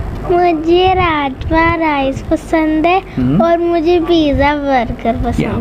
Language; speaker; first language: Hindi; non-native, local second language; Punjabi